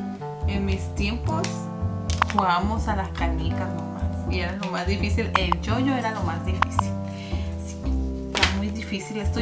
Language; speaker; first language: Spanish; native; Spanish